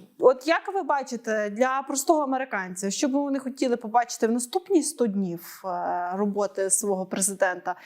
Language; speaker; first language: Ukrainian; native; Ukrainian